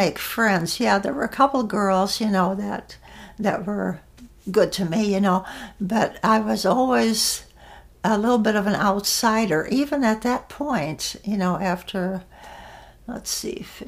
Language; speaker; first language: English; non-native, fluent; Dutch